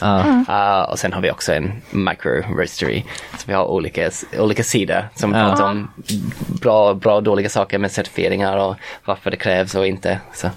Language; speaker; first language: Swedish; non-native, fluent; English